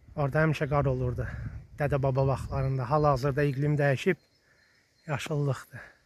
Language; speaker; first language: Azerbaijani; native; Azerbaijani